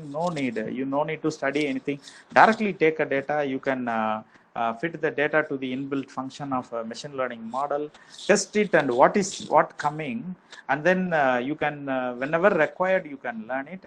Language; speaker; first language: English; non-native, local second language; Tamil